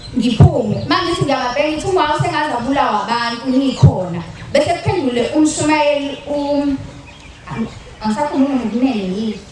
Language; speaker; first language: Zulu; native; Zulu